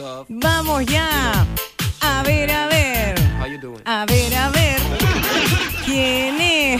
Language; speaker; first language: Spanish; native; Spanish